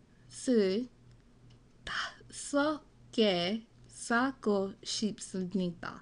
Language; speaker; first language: Korean; non-native, learner; English